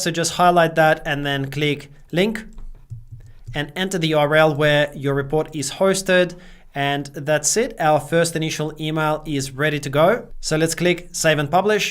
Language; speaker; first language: English; native; English